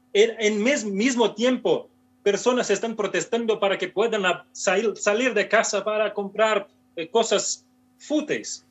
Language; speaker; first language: Spanish; non-native, fluent; Portuguese